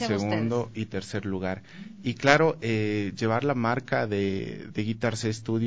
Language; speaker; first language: Spanish; native; Spanish